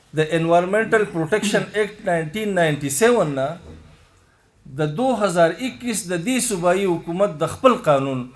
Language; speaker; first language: Pashto; native; Pashto